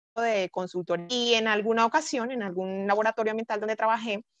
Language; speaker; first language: Spanish; native; Spanish